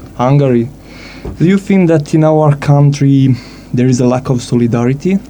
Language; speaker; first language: English; non-native, fluent; Italian